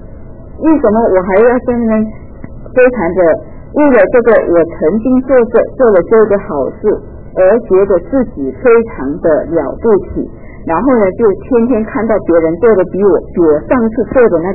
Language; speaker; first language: Chinese; native; Chinese